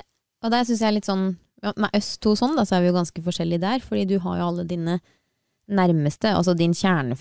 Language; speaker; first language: Norwegian; native; Norwegian